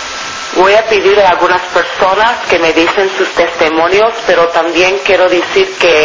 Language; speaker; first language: Spanish; non-native, fluent; English